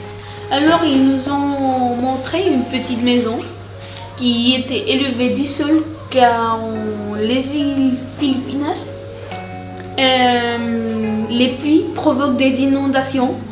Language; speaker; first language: French; non-native, fluent; Spanish